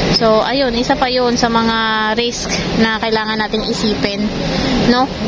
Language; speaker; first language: Filipino; native; Filipino